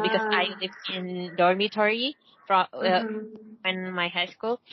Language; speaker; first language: English; non-native, learner; Indonesian